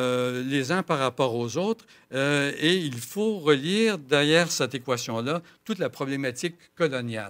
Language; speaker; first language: French; native; French